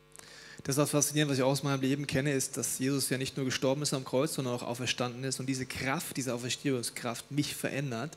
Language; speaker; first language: German; native; German